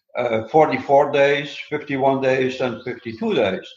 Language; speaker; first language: English; non-native, fluent; Dutch